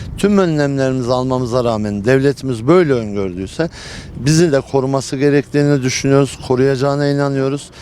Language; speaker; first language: Turkish; native; Turkish